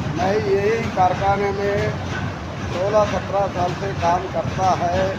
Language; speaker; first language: Hindi; non-native, local second language; Telugu